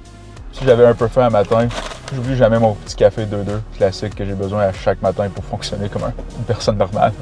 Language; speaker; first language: French; native; French